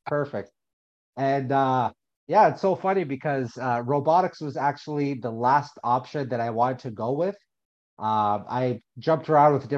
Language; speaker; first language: English; native; English